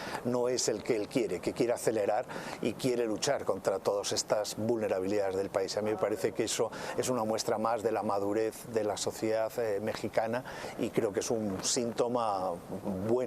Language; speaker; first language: Spanish; native; Spanish